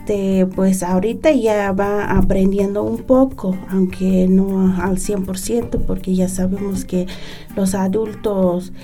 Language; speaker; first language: Spanish; non-native, local second language; Tzeltal